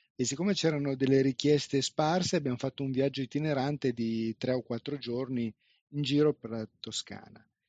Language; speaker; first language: Italian; native; Italian